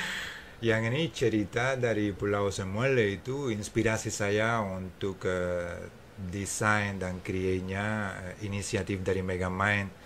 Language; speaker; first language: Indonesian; non-native, fluent; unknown